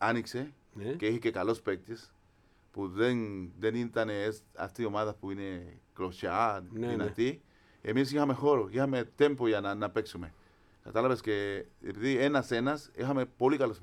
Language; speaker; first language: Greek; non-native, fluent; Spanish